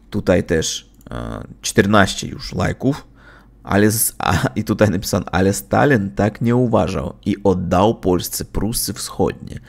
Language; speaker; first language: Polish; non-native, learner; Russian